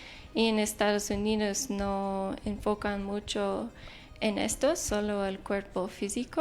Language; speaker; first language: Spanish; non-native, fluent; English